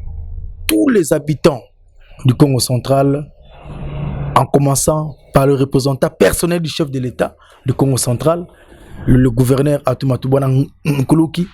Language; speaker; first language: French; non-native, local second language; Lingala